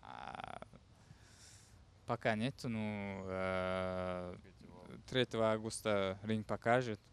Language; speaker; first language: Russian; non-native, learner; Uzbek